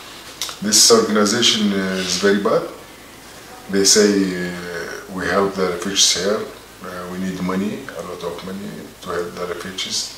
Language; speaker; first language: English; non-native, learner; Arabic